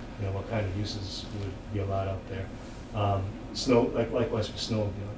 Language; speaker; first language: English; native; English